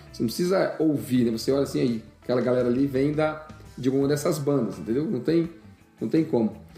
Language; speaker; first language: Portuguese; native; Portuguese